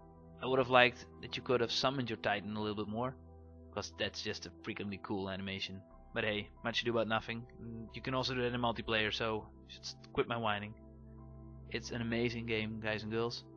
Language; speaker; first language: English; non-native, fluent; Dutch